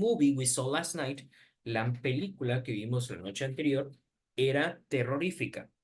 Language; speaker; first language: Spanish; native; Spanish